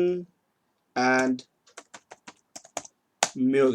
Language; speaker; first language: German; non-native, fluent; Hindi